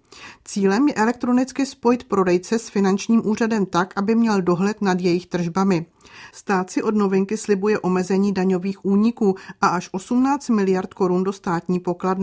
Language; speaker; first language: Czech; native; Czech